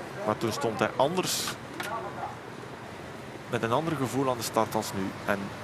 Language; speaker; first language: Dutch; native; Dutch